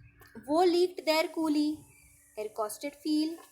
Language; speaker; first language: German; non-native, fluent; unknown